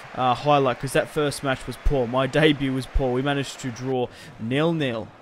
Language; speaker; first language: English; native; English